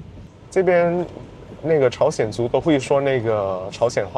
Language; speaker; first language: Chinese; non-native, fluent; Indonesian